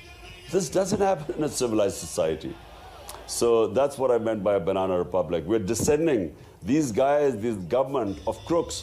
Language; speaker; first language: English; non-native, local second language; Urdu